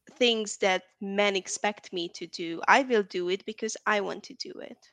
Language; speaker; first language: English; non-native, fluent; Hungarian